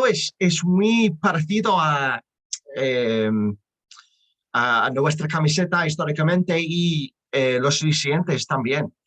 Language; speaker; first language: Spanish; non-native, learner; English